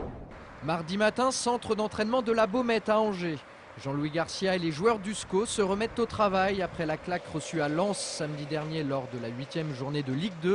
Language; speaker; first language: French; native; French